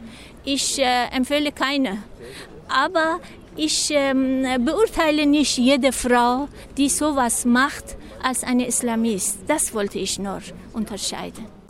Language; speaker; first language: German; non-native, fluent; Persian